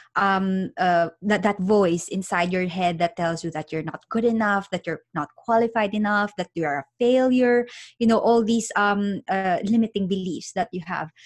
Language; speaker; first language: English; non-native, local second language; Filipino